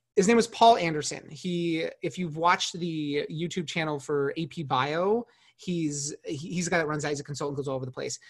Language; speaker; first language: English; native; English